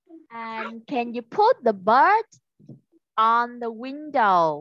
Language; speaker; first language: English; non-native, fluent; Vietnamese